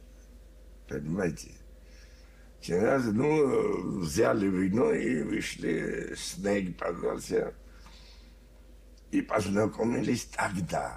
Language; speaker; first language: Russian; non-native, learner; Georgian